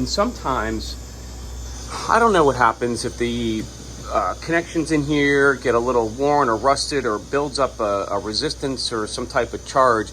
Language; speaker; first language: English; native; English